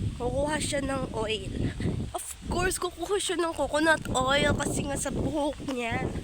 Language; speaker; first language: Filipino; non-native, local second language; Cebuano